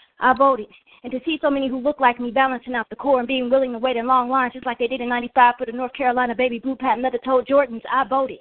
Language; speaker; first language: English; native; English